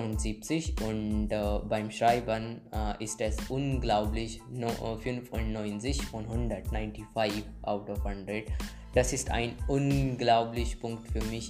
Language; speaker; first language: German; non-native, learner; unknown